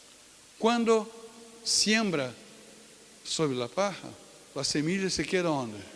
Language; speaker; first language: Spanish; non-native, fluent; Portuguese